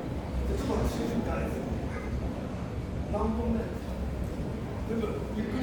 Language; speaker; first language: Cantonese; non-native, learner; Japanese